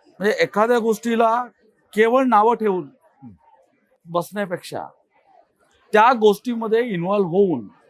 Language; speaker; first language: Marathi; native; Marathi